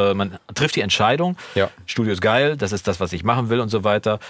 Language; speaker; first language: German; native; German